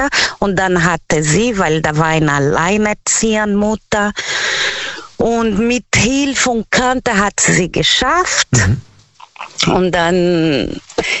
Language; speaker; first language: German; non-native, learner; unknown